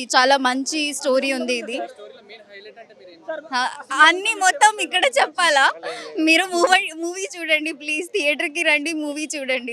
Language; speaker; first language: Telugu; non-native, learner; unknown